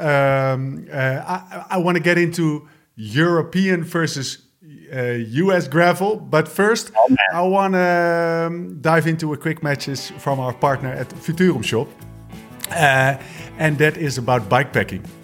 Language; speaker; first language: English; non-native, fluent; Dutch